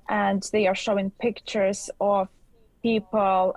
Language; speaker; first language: English; non-native, fluent; Ukrainian